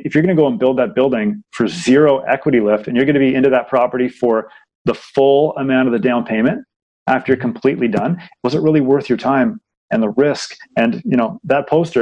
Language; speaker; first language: English; native; English